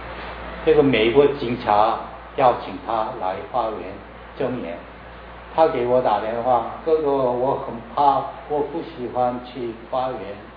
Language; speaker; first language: Chinese; non-native, learner; Korean